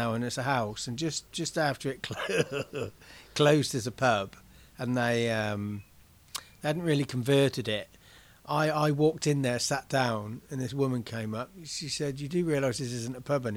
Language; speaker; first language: English; native; English